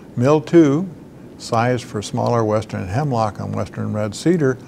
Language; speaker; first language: English; native; English